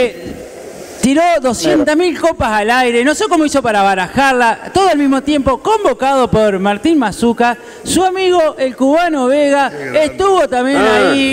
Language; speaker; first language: Spanish; native; Spanish